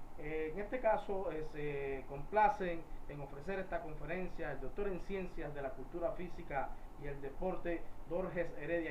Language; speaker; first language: Spanish; native; Spanish